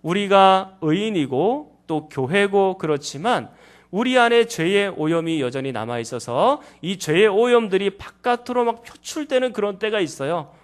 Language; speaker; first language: Korean; native; Korean